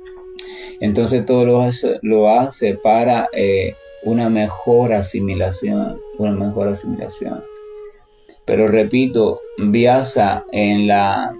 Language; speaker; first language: Spanish; native; Spanish